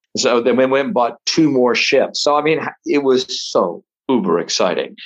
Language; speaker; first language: English; native; English